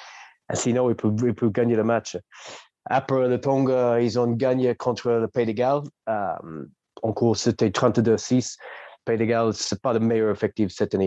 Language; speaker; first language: French; non-native, fluent; English